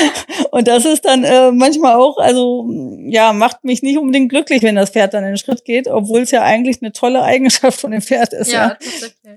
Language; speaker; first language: German; non-native, fluent; English